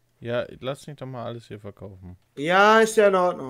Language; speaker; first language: German; native; German